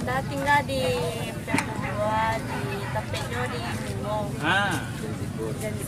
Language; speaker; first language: Indonesian; non-native, local second language; Minangkabau